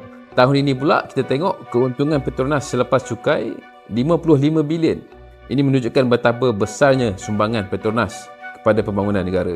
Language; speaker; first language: Malay; native; Malay